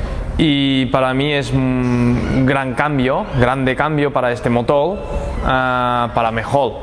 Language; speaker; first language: Spanish; non-native, learner; Japanese